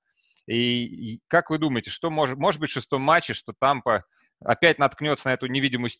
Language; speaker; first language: Russian; native; Russian